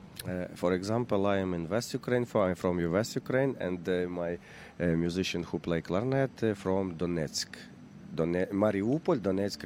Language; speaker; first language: English; non-native, learner; Ukrainian